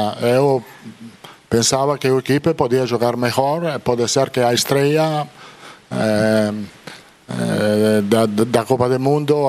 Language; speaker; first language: Portuguese; non-native, fluent; Italian